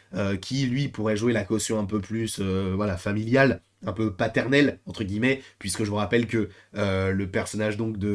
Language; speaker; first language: French; native; French